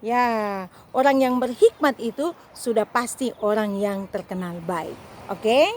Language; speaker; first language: Indonesian; native; Indonesian